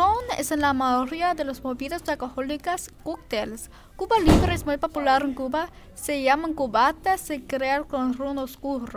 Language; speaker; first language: Spanish; non-native, learner; English